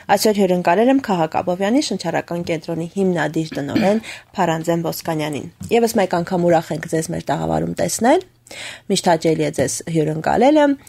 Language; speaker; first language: Armenian; native; Armenian